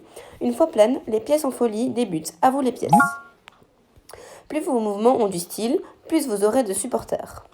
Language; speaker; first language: French; native; French